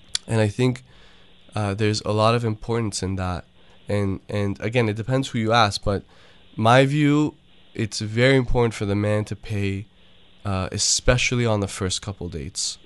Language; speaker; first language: English; early bilingual, other home language; Persian